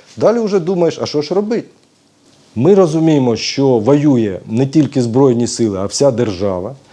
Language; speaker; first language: Ukrainian; native; Ukrainian